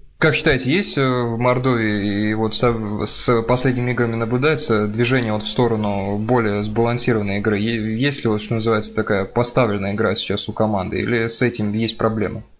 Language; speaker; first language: Russian; native; Russian